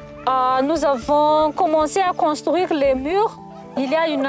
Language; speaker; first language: French; non-native, local second language; Malagasy